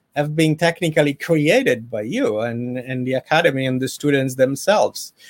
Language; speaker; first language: English; non-native, fluent; Italian